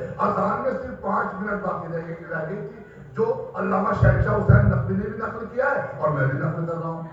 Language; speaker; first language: Urdu; native; Urdu